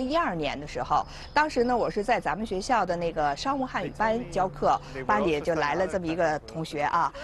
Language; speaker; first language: Chinese; native; Chinese